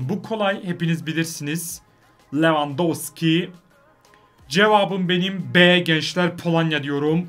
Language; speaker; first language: Turkish; native; Turkish